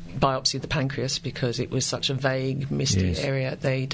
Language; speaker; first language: English; native; English